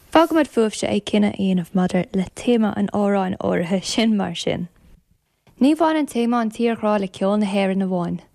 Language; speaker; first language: Irish; native; Irish